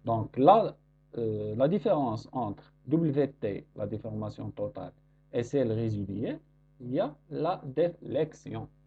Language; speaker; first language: French; non-native, local second language; Arabic